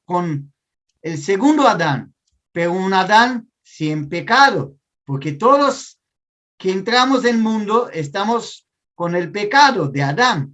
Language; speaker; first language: Spanish; non-native, fluent; Portuguese